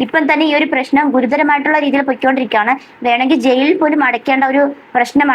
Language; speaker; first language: Malayalam; native; Malayalam